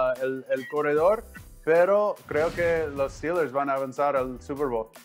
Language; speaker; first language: Spanish; non-native, learner; English